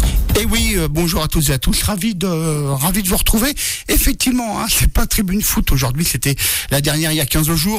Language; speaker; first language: French; native; French